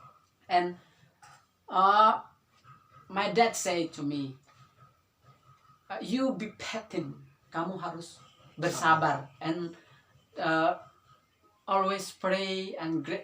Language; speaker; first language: English; non-native, learner; Indonesian